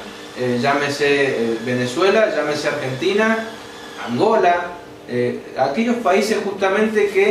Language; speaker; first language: Spanish; native; Spanish